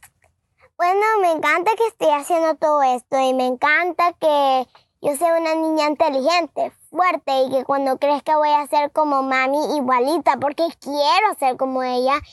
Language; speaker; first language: Spanish; early bilingual, heritage; Spanish